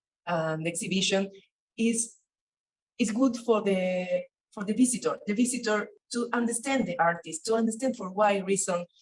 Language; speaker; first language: English; non-native, learner; Spanish